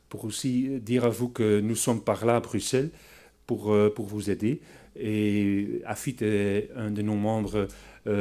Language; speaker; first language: French; non-native, fluent; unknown